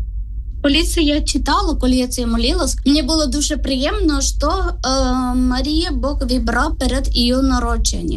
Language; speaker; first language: Ukrainian; non-native, learner; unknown